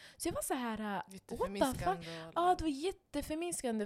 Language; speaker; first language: Swedish; non-native, local second language; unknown